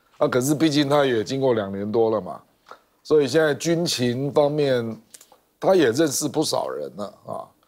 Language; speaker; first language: Chinese; native; Chinese